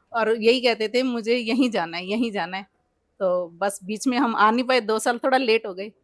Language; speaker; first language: Hindi; native; Hindi